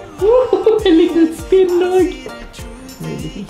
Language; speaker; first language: Norwegian; native; Norwegian